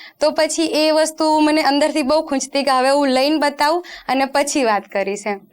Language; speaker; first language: Gujarati; non-native, local second language; Rajasthani